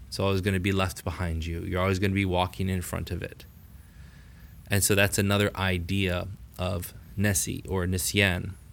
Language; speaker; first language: English; native; English